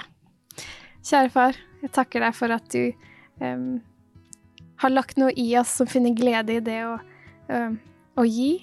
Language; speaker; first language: Norwegian; native; Norwegian